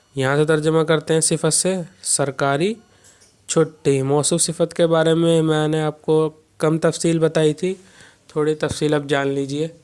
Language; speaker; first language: Urdu; native; Urdu